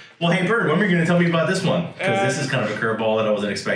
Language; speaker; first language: English; native; English